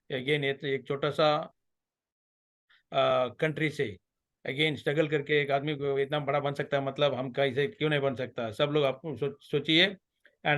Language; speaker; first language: Hindi; non-native, local second language; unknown